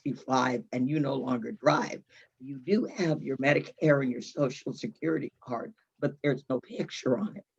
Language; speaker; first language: English; native; English